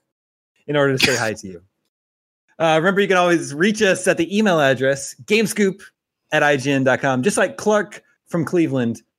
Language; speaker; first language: English; native; English